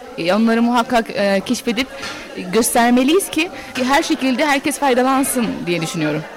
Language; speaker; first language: Turkish; early bilingual, heritage; Turkish